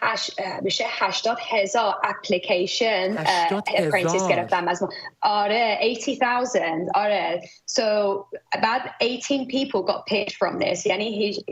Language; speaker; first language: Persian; early bilingual, heritage; Persian